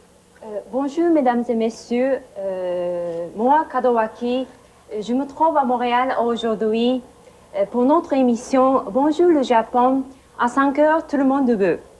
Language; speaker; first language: French; non-native, fluent; Japanese